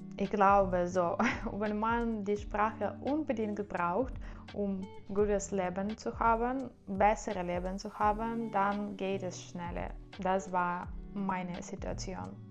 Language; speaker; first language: German; non-native, learner; Ukrainian